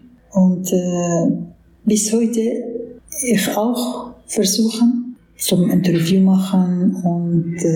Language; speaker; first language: German; non-native, learner; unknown